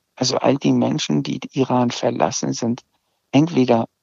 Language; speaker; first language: German; early bilingual, other home language; Azerbaijani